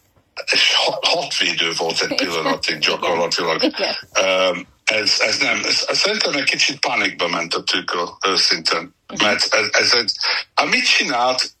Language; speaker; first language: Hungarian; non-native, fluent; English